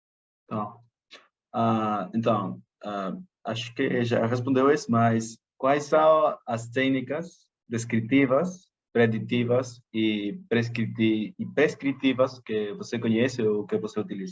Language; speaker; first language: Portuguese; non-native, fluent; Spanish